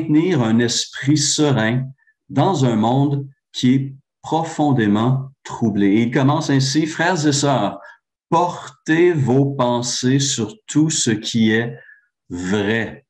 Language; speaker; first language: French; native; French